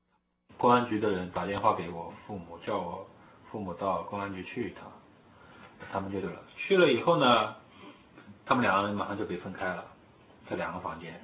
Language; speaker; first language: Chinese; native; Chinese